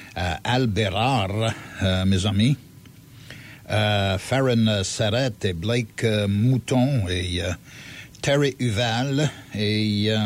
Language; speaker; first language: French; early bilingual, heritage; French